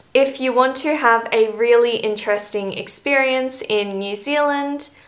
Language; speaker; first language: English; native; English